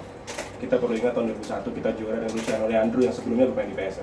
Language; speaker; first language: Indonesian; native; Indonesian